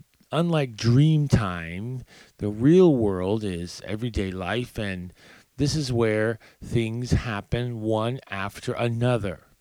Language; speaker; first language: English; native; English